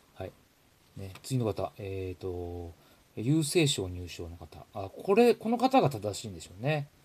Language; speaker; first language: Japanese; native; Japanese